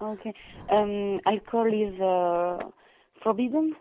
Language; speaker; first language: English; non-native, learner; French